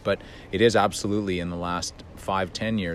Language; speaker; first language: English; native; English